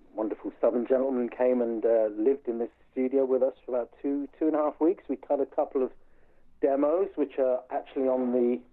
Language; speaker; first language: English; native; English